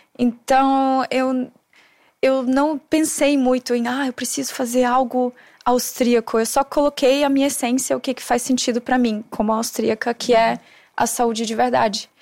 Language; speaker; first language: Portuguese; non-native, fluent; German